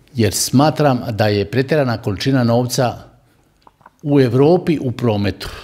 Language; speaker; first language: Croatian; native; Croatian